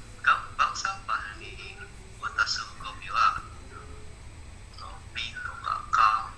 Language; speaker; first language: Japanese; non-native, learner; Indonesian